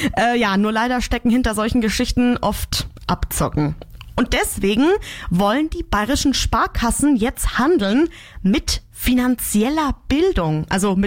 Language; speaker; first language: German; native; German